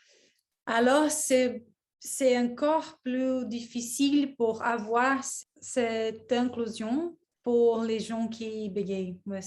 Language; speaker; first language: French; non-native, learner; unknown